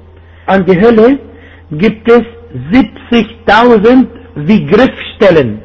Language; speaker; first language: German; non-native, fluent; Arabic